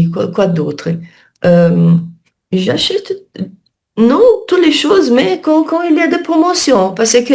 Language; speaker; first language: French; non-native, learner; Portuguese